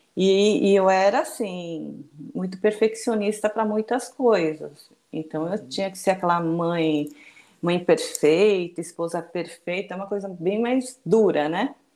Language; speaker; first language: Portuguese; early bilingual, other home language; Japanese